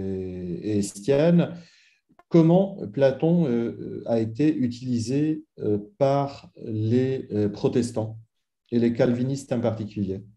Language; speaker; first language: French; non-native, fluent; Italian